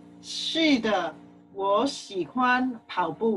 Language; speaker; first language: Chinese; non-native, learner; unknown